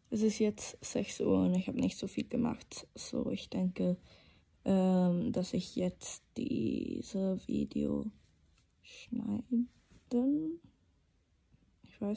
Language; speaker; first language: German; non-native, learner; Swedish